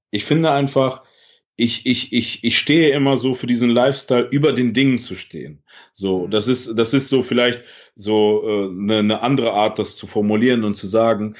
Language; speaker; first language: German; early bilingual, other home language; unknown